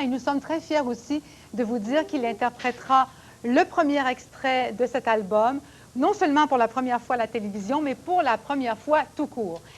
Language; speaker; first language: French; native; French